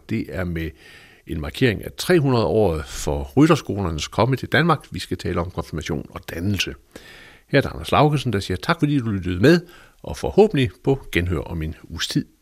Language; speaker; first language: Danish; native; Danish